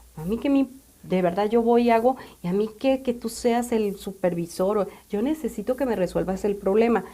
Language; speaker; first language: Spanish; native; Spanish